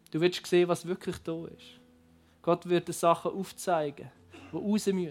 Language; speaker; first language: German; native; German